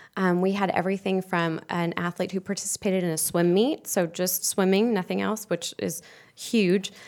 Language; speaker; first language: English; native; English